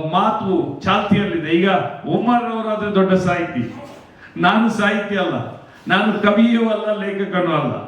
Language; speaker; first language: Kannada; non-native, local second language; Konkani